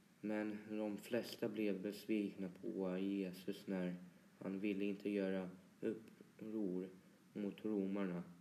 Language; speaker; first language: Swedish; early bilingual, other home language; Polish